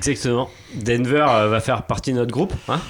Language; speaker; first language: French; native; French